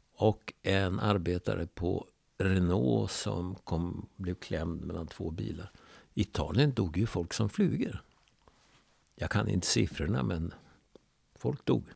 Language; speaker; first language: Swedish; native; Swedish